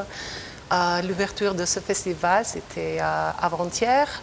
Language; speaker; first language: French; non-native, fluent; Albanian